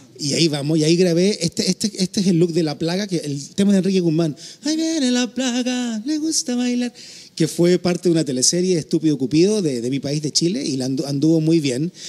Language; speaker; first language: Spanish; native; Spanish